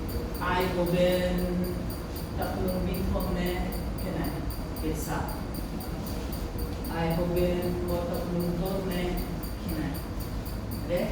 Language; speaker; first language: Vietnamese; non-native, learner; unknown